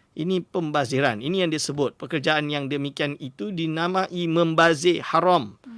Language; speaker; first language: Malay; native; Malay